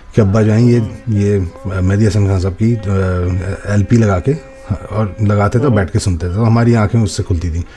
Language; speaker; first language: Urdu; early bilingual, heritage; Urdu